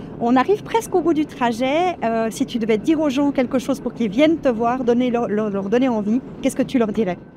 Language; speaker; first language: French; native; French